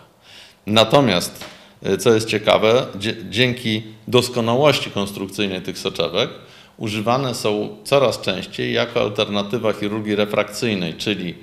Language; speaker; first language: Polish; native; Polish